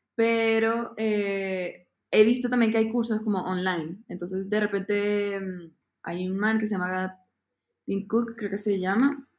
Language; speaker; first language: Spanish; native; Spanish